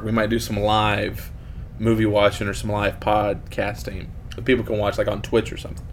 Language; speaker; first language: English; native; English